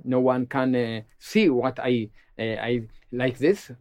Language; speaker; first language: English; non-native, learner; Amharic